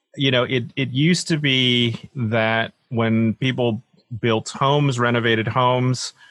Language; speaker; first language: English; native; English